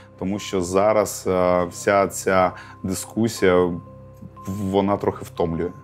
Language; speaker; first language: Ukrainian; non-native, local second language; Russian